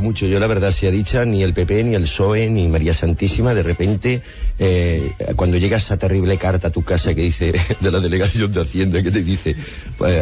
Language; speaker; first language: Catalan; non-native, local second language; Spanish